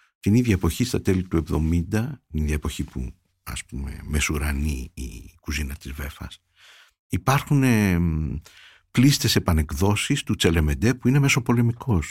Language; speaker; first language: Greek; early bilingual, heritage; Greek